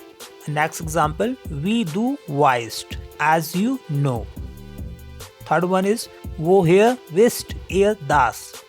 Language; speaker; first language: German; non-native, learner; Hindi